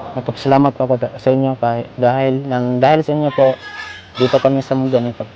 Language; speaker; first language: Filipino; non-native, local second language; Cebuano